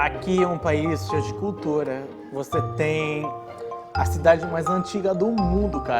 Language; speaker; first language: Portuguese; non-native, fluent; Arabic